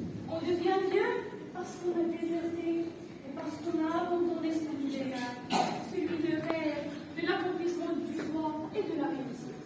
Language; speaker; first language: French; non-native, local second language; Arabic